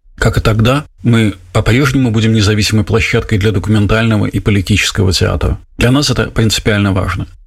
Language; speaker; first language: Russian; native; Russian